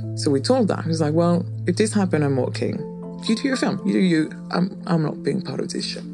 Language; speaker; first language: English; non-native, fluent; French